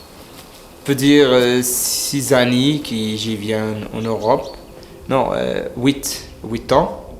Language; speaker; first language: French; non-native, learner; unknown